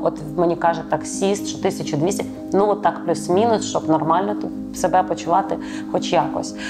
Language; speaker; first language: Ukrainian; native; Ukrainian